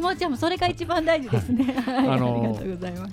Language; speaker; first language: Japanese; native; Japanese